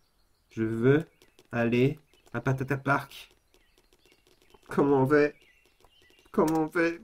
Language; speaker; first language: French; native; French